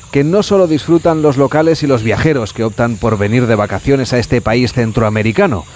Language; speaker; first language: Spanish; native; Spanish